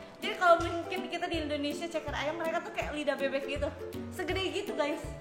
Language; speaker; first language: Indonesian; native; Indonesian